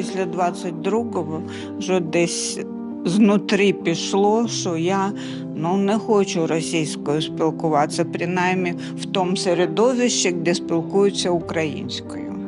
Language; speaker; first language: Ukrainian; non-native, local second language; Russian